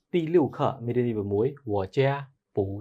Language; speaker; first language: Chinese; non-native, fluent; Khmer